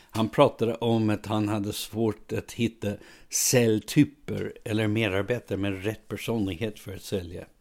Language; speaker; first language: Swedish; non-native, fluent; English